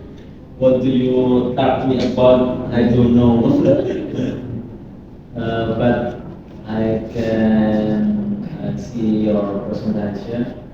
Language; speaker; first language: English; non-native, learner; Indonesian